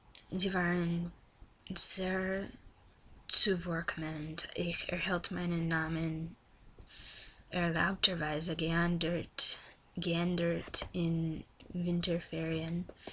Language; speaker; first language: German; non-native, learner; English